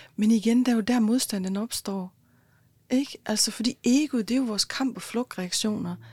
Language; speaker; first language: Danish; native; Danish